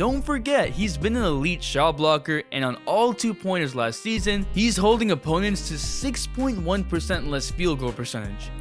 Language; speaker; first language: English; native; English